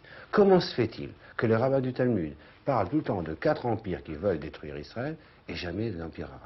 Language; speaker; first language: French; native; French